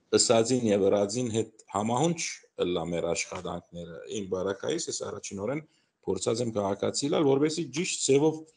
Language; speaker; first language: Armenian; early bilingual, heritage; Armenian